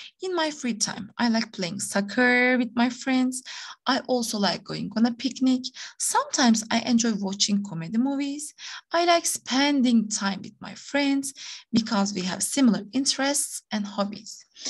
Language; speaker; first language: English; non-native, fluent; Turkish